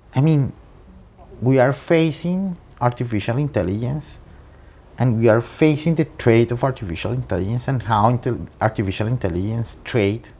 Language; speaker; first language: English; non-native, fluent; Spanish